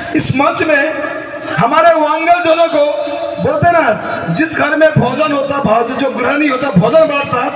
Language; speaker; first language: Hindi; non-native, local second language; Bangla